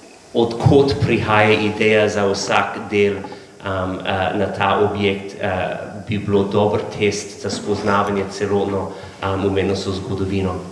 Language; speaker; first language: Slovenian; non-native, learner; English